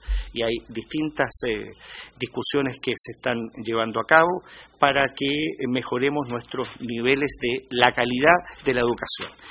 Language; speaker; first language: Spanish; native; Spanish